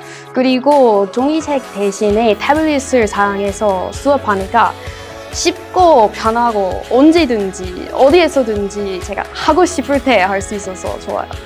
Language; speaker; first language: Korean; non-native, fluent; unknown